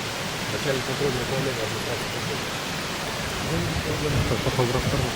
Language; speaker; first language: Russian; non-native, local second language; Kyrgyz